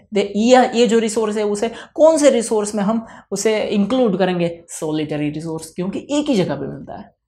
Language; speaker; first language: Hindi; non-native, local second language; Gujarati